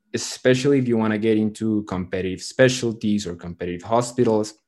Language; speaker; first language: English; non-native, fluent; Spanish